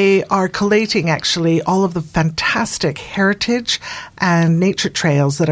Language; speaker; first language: English; native; English